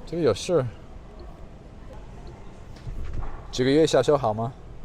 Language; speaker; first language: Chinese; non-native, learner; English